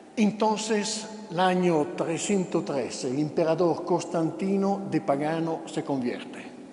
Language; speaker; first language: Spanish; non-native, fluent; Italian